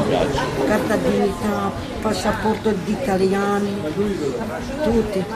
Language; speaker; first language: Italian; non-native, learner; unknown